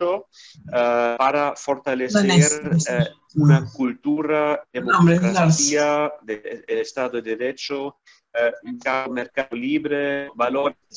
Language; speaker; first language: Spanish; non-native, fluent; German